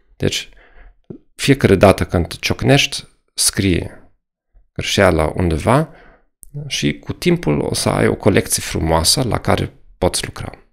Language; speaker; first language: Romanian; non-native, fluent; German